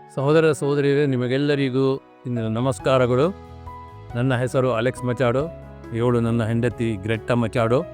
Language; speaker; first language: Kannada; non-native, local second language; Konkani